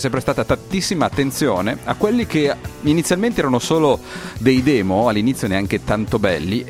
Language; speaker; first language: Italian; native; Italian